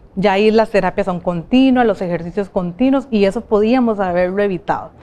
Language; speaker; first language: Spanish; native; Spanish